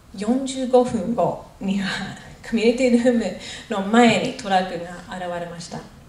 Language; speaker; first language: Japanese; non-native, fluent; English